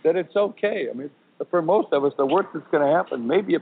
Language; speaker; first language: English; native; English